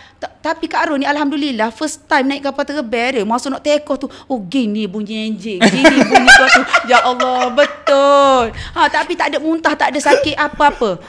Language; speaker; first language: Malay; native; Malay